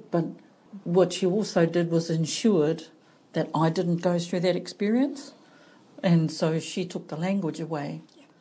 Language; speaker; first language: English; native; English